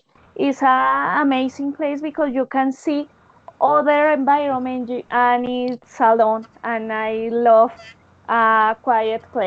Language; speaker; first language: English; non-native, learner; Spanish